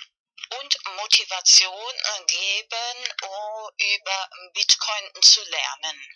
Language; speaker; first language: German; non-native, fluent; Spanish